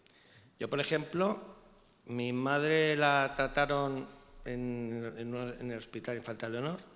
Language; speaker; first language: Spanish; native; Spanish